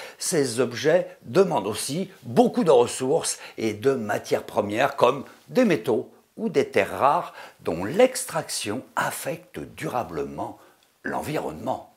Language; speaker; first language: French; native; French